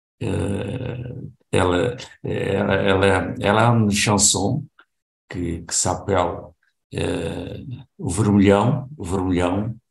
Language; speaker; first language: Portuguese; non-native, learner; French